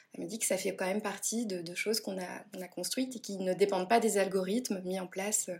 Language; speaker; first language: French; native; French